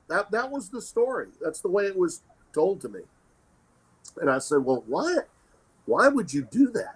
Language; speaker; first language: English; native; English